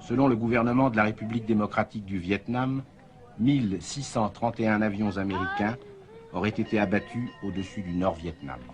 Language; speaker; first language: French; native; French